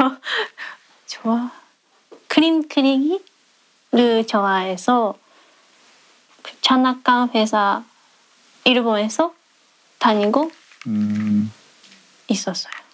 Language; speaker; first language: Korean; non-native, learner; Japanese